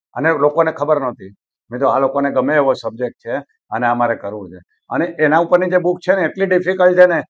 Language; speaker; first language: Gujarati; native; Gujarati